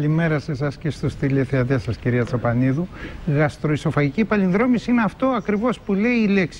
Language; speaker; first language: Greek; native; Greek